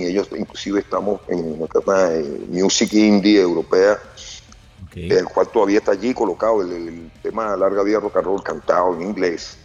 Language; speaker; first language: Spanish; native; Spanish